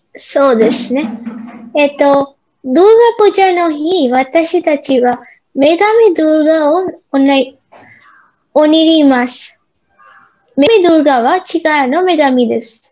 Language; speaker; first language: Japanese; non-native, learner; Bangla